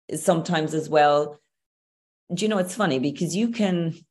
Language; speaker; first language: English; native; English